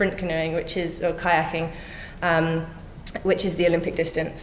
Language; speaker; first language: English; native; English